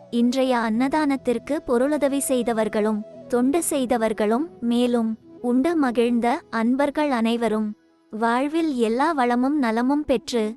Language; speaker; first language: Tamil; native; Tamil